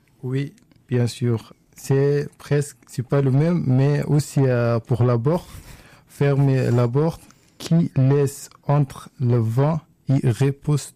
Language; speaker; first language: French; non-native, learner; Arabic